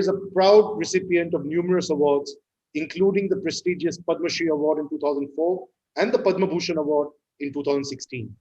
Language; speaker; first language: English; non-native, local second language; Hindi